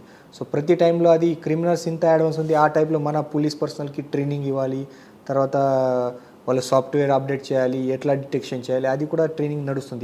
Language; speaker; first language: Telugu; non-native, fluent; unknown